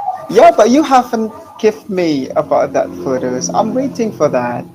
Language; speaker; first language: English; non-native, fluent; Indonesian